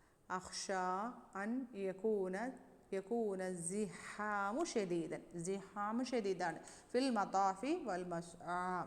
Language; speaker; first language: Arabic; non-native, fluent; Malayalam